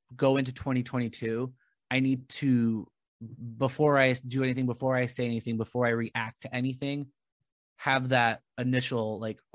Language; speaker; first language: English; native; English